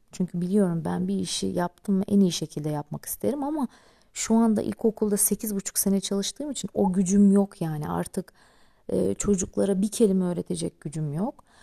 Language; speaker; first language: Turkish; native; Turkish